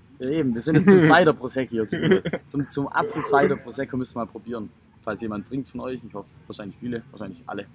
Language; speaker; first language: German; native; German